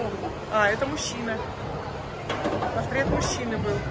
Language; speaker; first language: Russian; native; Russian